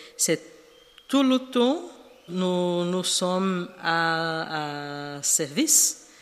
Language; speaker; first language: French; non-native, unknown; Portuguese